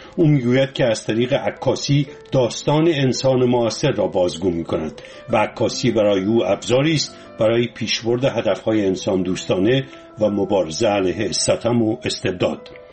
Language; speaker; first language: Persian; native; Persian